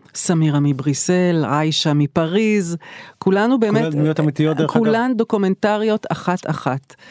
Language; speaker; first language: Hebrew; native; Hebrew